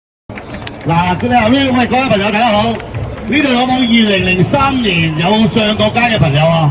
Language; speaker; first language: Cantonese; native; Cantonese